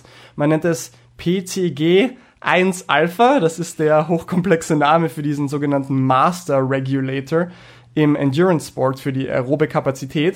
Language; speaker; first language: German; native; German